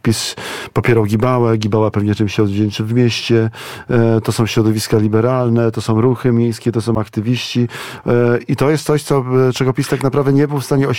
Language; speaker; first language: Polish; native; Polish